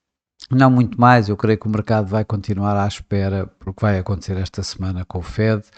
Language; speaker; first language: Portuguese; native; Portuguese